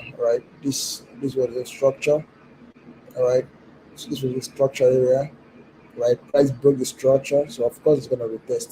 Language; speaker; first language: English; non-native, local second language; Yoruba